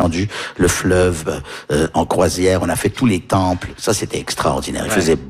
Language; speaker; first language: French; early bilingual, heritage; French